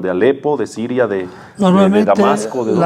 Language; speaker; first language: Spanish; native; Spanish